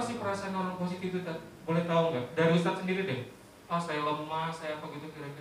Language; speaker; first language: Indonesian; native; Indonesian